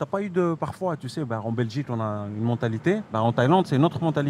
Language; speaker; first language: French; native; French